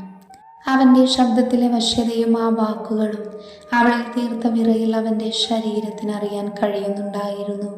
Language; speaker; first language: Malayalam; native; Malayalam